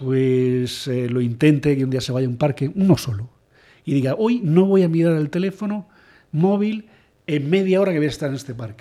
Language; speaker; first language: Spanish; native; Spanish